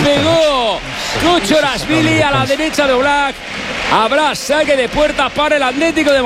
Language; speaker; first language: Spanish; native; Spanish